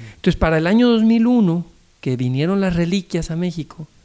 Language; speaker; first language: Spanish; native; Spanish